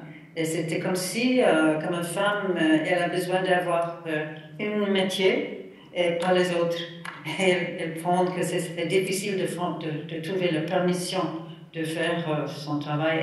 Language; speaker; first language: French; non-native, fluent; English